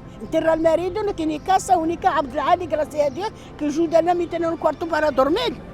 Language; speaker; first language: Spanish; non-native, learner; Arabic